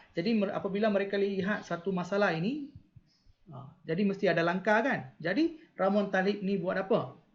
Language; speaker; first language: Malay; non-native, local second language; Tamil